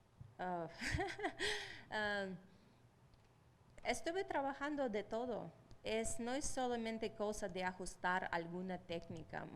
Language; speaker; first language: Spanish; non-native, fluent; Russian